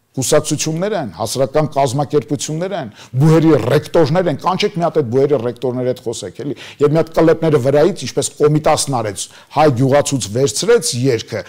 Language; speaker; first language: Armenian; native; Armenian